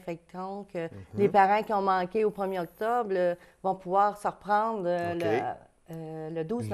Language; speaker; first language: French; native; French